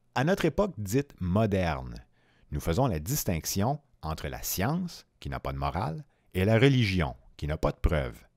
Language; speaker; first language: French; native; French